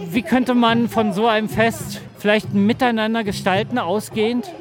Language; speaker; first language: German; native; German